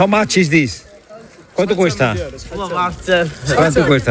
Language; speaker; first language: Spanish; native; Spanish